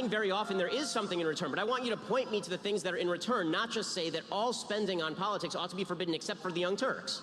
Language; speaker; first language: English; native; English